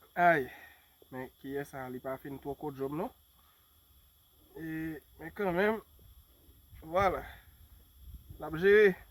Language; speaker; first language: Haitian Creole; native; Haitian Creole